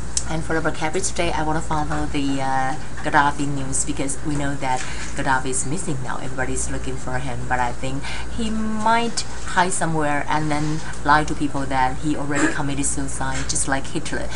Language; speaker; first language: English; non-native, fluent; Chinese